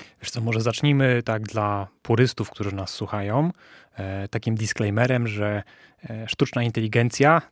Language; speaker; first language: Polish; native; Polish